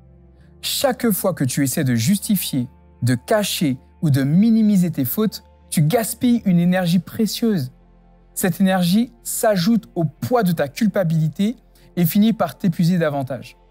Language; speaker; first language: French; native; French